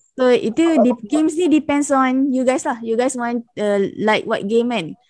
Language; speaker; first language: English; non-native, local second language; Malay